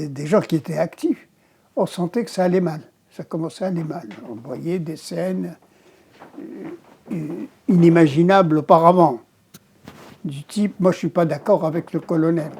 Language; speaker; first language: French; non-native, local second language; Arabic